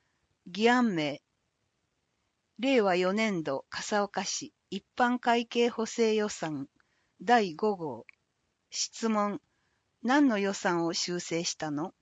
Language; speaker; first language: Japanese; native; Japanese